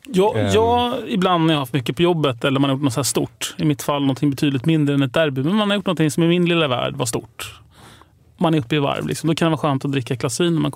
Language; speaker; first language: Swedish; native; Swedish